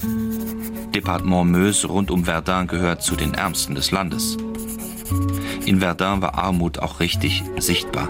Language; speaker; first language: German; native; German